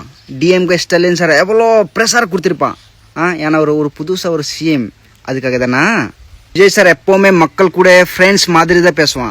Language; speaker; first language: Tamil; non-native, learner; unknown